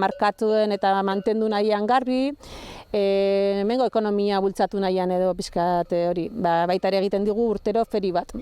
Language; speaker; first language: Basque; native; Basque